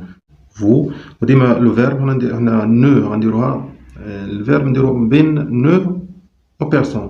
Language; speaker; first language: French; non-native, local second language; Arabic